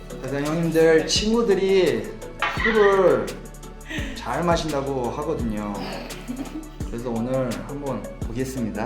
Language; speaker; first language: Korean; early bilingual, heritage; Korean